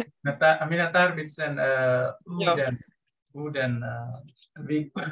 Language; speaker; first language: Finnish; non-native, learner; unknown